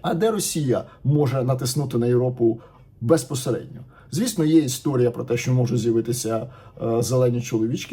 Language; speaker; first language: Ukrainian; native; Ukrainian